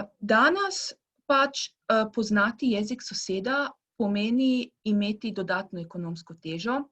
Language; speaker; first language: Slovenian; early bilingual, heritage; Croatian